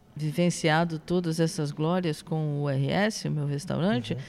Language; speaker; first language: Portuguese; native; Portuguese